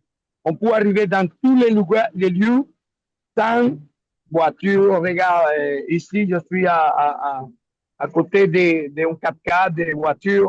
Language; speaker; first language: French; non-native, learner; Spanish